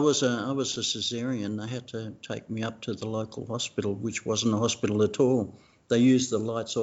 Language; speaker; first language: English; non-native, fluent; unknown